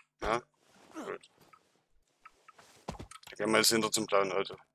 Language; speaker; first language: German; native; German